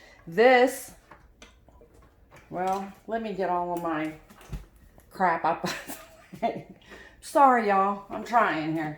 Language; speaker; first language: English; native; English